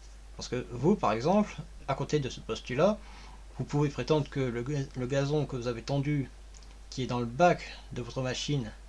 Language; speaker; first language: French; native; French